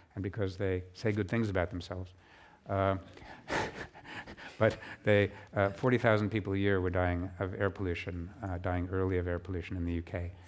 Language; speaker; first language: English; native; English